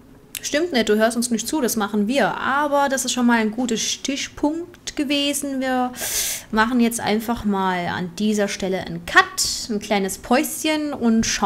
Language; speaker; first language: German; native; German